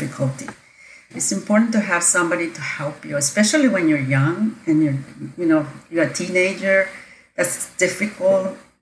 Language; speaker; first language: English; non-native, fluent; Spanish